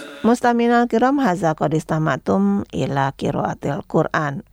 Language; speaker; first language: Arabic; non-native, learner; Indonesian